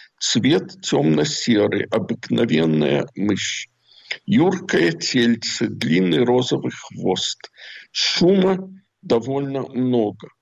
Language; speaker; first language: Russian; native; Russian